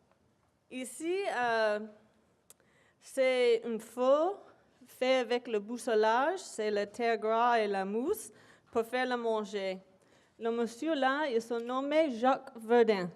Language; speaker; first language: French; non-native, local second language; English